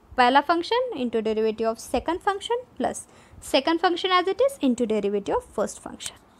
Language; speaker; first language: Hindi; non-native, local second language; Marathi